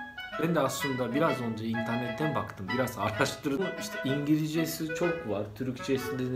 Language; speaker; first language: Turkish; non-native, fluent; Japanese